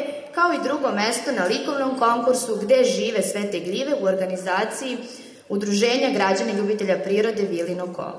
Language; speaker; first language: Serbian; native; Serbian